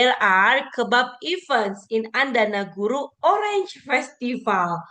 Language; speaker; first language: English; non-native, learner; Indonesian